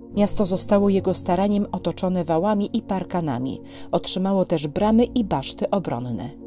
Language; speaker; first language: Polish; native; Polish